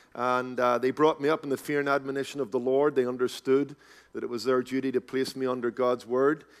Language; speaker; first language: English; native; English